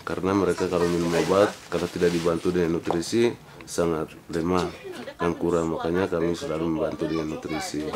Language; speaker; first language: Indonesian; non-native, local second language; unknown